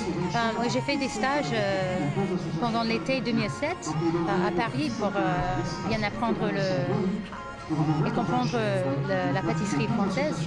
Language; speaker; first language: French; non-native, fluent; English